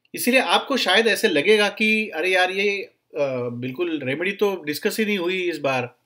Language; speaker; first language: Hindi; non-native, local second language; Marathi